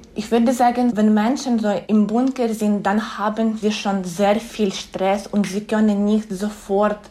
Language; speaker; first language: German; non-native, fluent; Ukrainian